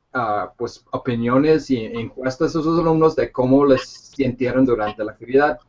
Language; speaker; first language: Spanish; non-native, fluent; English